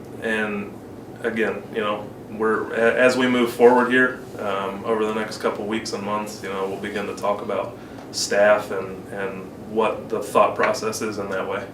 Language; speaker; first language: English; native; English